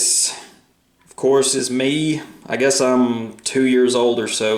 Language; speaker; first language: English; native; English